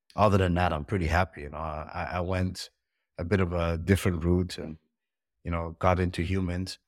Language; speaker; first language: English; early bilingual, heritage; Dutch